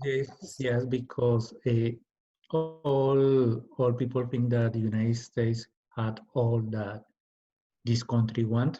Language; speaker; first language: English; non-native, learner; Spanish